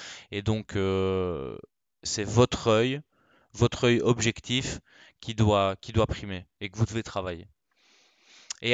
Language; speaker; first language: French; native; French